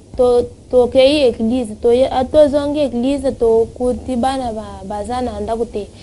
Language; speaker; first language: Lingala; non-native, local second language; Luba-Lulua